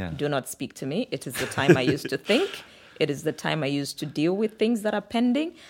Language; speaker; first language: English; non-native, local second language; Bemba